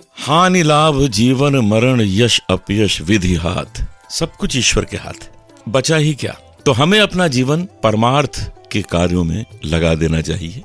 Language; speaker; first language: Hindi; native; Hindi